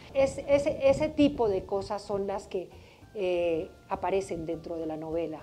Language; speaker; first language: Spanish; native; Spanish